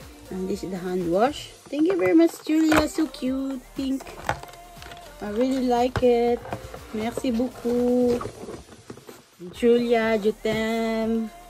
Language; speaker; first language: English; non-native, local second language; Filipino